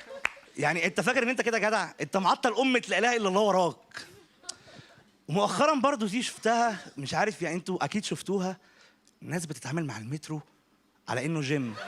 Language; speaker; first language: Arabic; native; Arabic